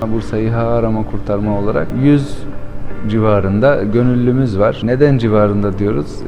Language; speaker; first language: Turkish; non-native, fluent; Albanian